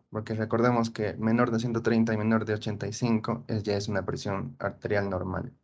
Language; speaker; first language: Spanish; native; Spanish